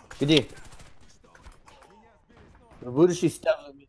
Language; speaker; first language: Russian; non-native, learner; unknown